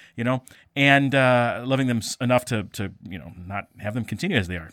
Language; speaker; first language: English; native; English